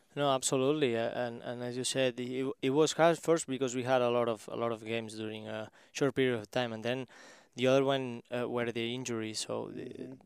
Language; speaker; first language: English; non-native, fluent; Spanish